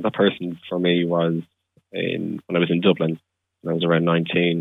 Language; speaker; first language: English; native; English